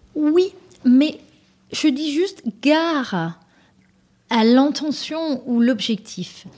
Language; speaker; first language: French; non-native, fluent; Danish